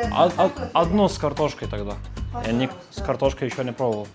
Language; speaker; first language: Russian; non-native, learner; Lithuanian